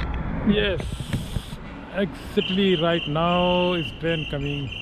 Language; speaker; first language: English; non-native, learner; Urdu